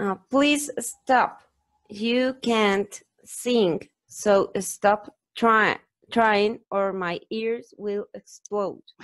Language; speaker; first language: English; non-native, learner; Spanish